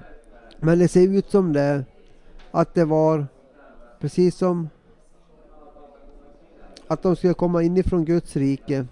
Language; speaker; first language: Swedish; non-native, local second language; Finnish